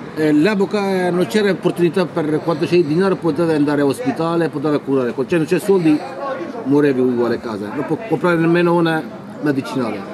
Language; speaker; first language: Italian; non-native, learner; Turkish